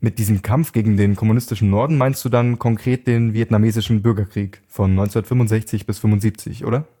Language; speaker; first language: German; native; German